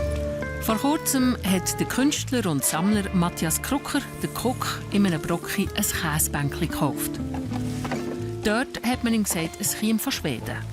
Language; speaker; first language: German; native; German